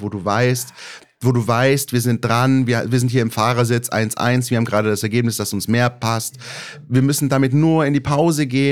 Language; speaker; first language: German; native; German